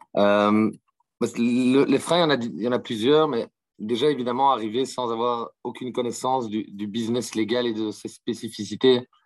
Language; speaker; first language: French; native; French